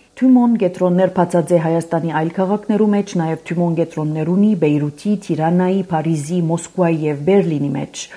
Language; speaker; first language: Armenian; early bilingual, heritage; Armenian